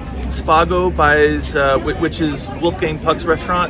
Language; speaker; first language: English; native; English